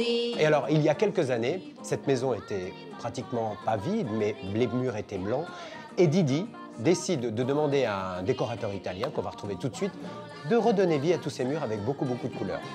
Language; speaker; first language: French; native; French